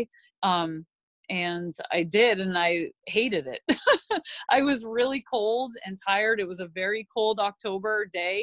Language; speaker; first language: English; native; English